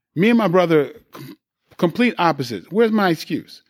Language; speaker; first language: English; native; English